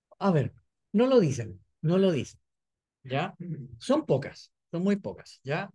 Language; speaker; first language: Spanish; native; Spanish